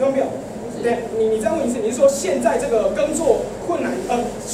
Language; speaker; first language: Chinese; native; Chinese